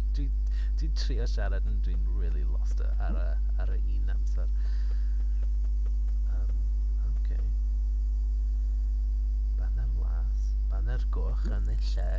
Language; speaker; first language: Welsh; non-native, learner; English